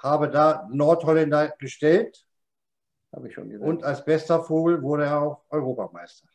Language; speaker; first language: German; native; German